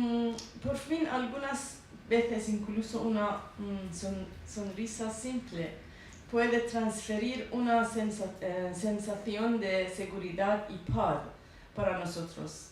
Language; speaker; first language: Spanish; non-native, learner; Persian